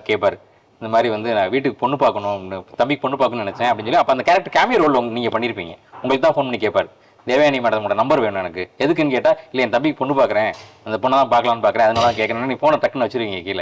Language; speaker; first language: Tamil; native; Tamil